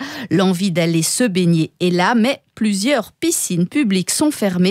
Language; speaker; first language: French; native; French